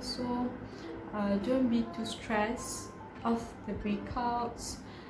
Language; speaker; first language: English; non-native, local second language; Malay